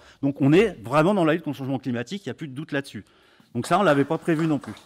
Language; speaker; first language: French; native; French